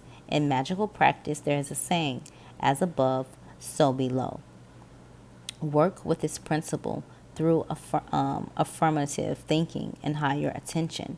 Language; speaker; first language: English; native; English